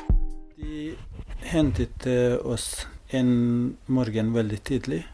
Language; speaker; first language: Norwegian; non-native, fluent; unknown